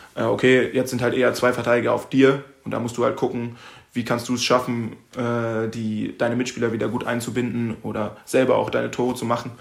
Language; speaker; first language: German; native; German